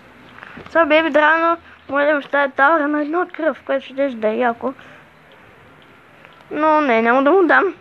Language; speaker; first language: Bulgarian; native; Bulgarian